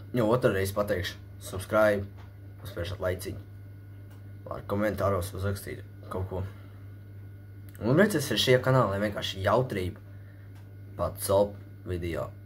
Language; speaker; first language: Latvian; non-native, local second language; Russian